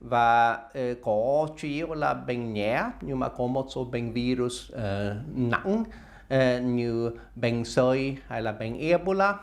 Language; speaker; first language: Vietnamese; non-native, learner; Swedish